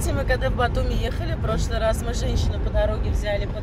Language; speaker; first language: Russian; native; Russian